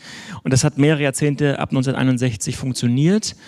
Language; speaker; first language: German; native; German